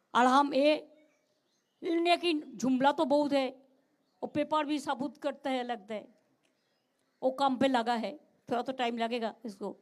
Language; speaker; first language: Hindi; non-native, local second language; Bangla